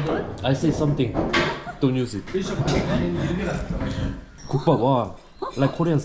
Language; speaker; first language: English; non-native, learner; Korean